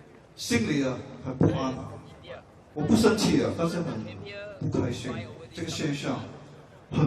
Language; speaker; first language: Chinese; non-native, local second language; English